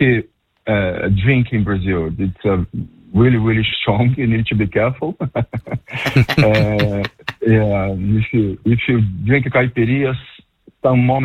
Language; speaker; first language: English; non-native, fluent; Portuguese